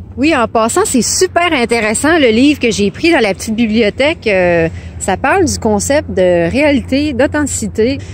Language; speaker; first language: French; native; French